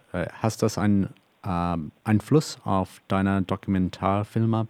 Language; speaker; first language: German; non-native, learner; English